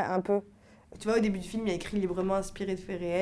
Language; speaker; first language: French; early bilingual, other home language; Arabic